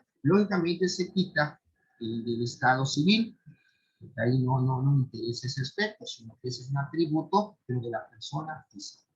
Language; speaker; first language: Spanish; native; Spanish